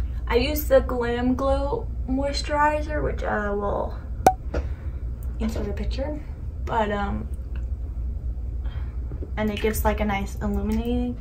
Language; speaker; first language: English; native; English